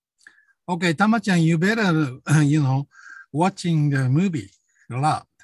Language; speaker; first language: English; non-native, learner; Japanese